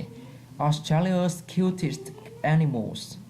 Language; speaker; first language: English; non-native, fluent; Vietnamese